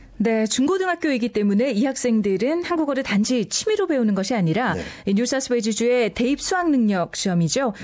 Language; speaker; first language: Korean; native; Korean